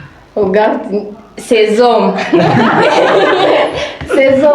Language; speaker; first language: French; non-native, learner; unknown